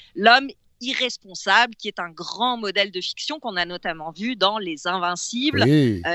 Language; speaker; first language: French; native; French